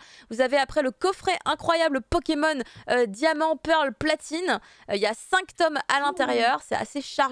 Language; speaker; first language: French; native; French